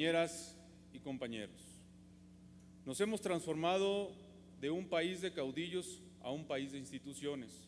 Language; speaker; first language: Spanish; native; Spanish